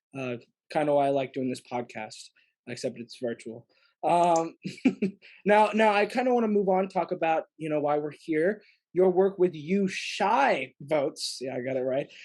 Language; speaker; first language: English; native; English